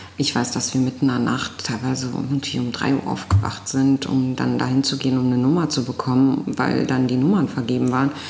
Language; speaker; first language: German; early bilingual, other home language; Arabic